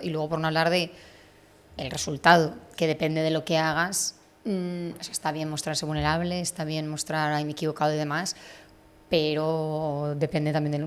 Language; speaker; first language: Spanish; native; Spanish